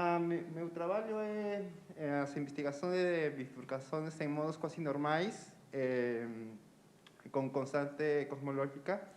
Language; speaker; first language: Portuguese; non-native, learner; Spanish